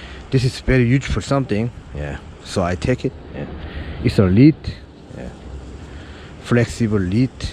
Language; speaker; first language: English; non-native, learner; Korean